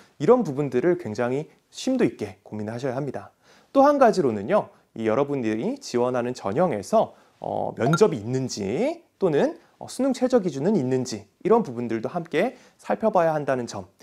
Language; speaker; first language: Korean; native; Korean